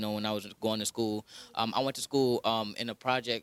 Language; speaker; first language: English; early bilingual, other home language; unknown